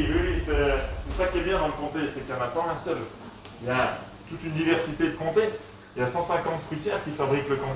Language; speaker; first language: French; native; French